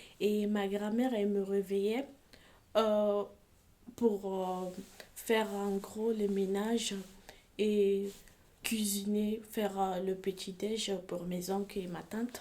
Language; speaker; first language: French; non-native, fluent; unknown